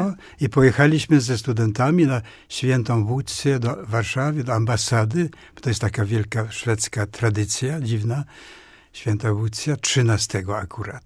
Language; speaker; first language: Polish; non-native, fluent; Swedish